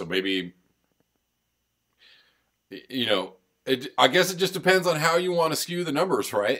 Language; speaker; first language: English; native; English